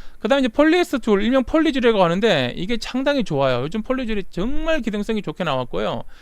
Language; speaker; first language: Korean; native; Korean